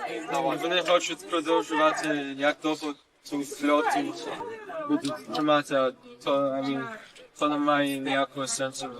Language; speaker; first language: Ukrainian; early bilingual, heritage; Ukrainian